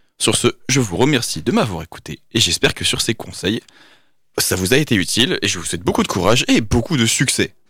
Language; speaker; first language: French; native; French